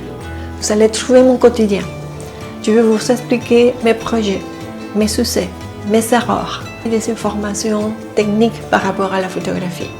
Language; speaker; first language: French; non-native, fluent; Spanish